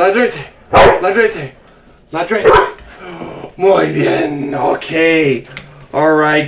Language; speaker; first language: Spanish; non-native, learner; English